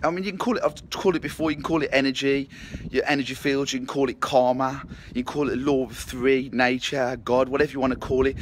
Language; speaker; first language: English; native; English